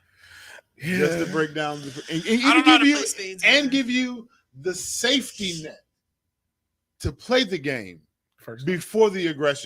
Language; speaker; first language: English; native; English